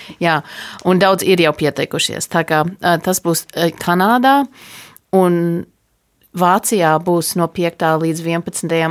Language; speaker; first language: Latvian; early bilingual, heritage; Latvian